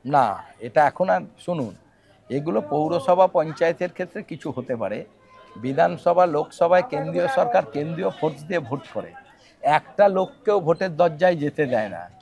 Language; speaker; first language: Bangla; native; Bangla